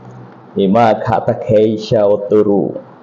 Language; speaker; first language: Japanese; non-native, learner; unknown